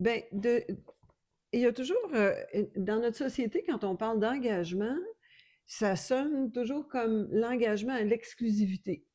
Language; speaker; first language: French; native; French